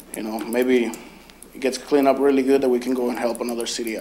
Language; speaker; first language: English; early bilingual, other home language; Spanish